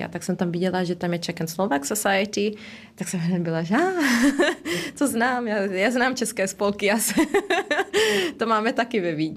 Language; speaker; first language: Czech; early bilingual, heritage; Czech